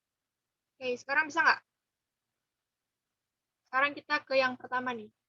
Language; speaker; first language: Indonesian; native; Indonesian